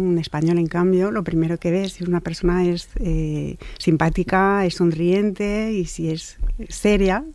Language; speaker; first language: Spanish; non-native, fluent; French